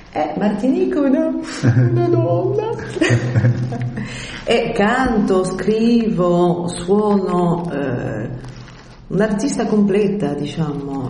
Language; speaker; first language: Italian; early bilingual, heritage; French